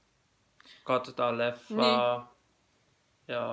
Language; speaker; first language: Finnish; non-native, learner; Persian